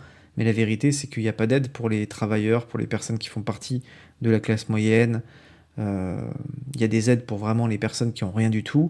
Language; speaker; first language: French; native; French